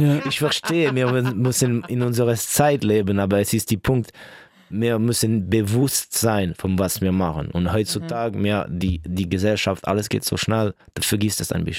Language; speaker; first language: German; non-native, local second language; French